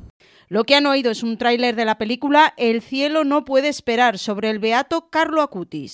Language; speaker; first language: Spanish; native; Spanish